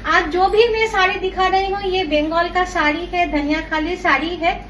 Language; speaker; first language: Hindi; non-native, local second language; Bangla